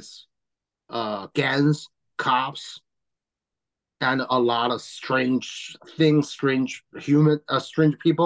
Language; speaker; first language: English; non-native, learner; Chinese